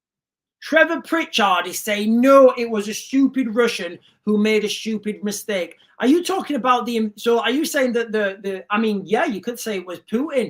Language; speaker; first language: English; native; English